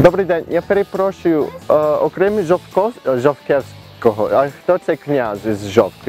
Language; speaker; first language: Ukrainian; early bilingual, heritage; Ukrainian